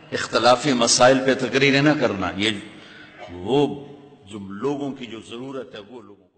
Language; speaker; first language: Urdu; non-native, local second language; Punjabi